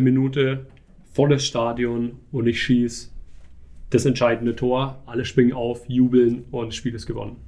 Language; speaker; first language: German; native; German